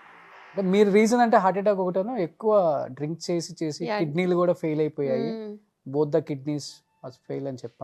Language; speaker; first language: Telugu; native; Telugu